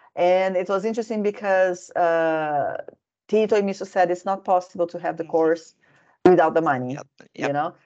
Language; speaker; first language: English; non-native, fluent; Portuguese